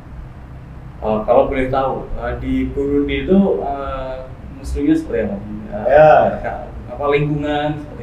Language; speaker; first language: Indonesian; native; Indonesian